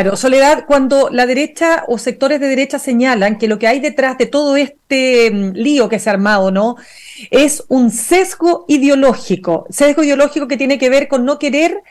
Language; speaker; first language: Spanish; native; Spanish